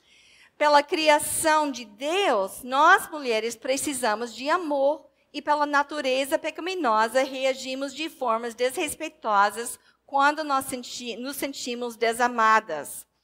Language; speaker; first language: Portuguese; non-native, fluent; English